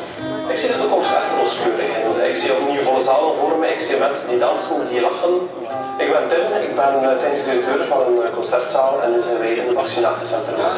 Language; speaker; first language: Dutch; native; Dutch